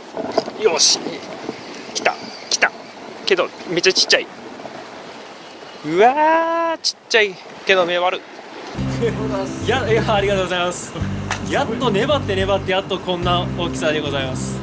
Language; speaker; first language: Japanese; native; Japanese